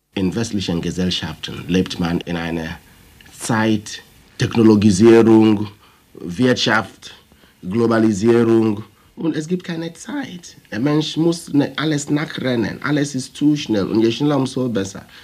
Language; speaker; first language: German; non-native, fluent; Igbo